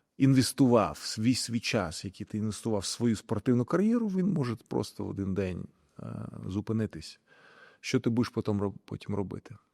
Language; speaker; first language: Ukrainian; non-native, local second language; Russian